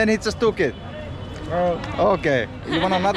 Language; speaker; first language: English; non-native, fluent; Finnish